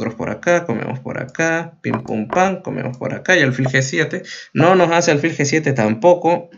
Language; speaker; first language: Spanish; native; Spanish